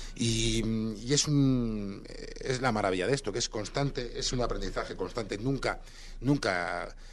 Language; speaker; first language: Spanish; native; Spanish